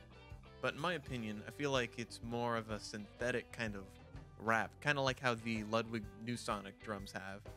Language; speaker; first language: English; native; English